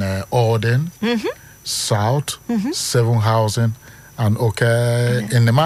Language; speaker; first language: Dutch; non-native, learner; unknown